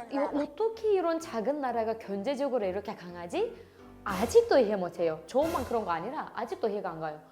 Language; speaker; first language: Korean; non-native, fluent; Turkish